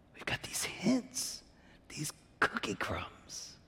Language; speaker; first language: English; native; English